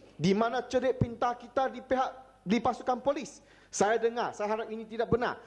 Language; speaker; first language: Malay; non-native, local second language; Chinese